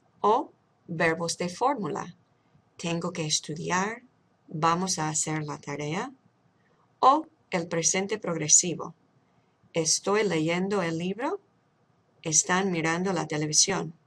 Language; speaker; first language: Spanish; non-native, fluent; English